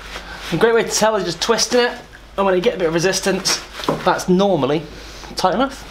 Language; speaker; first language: English; native; English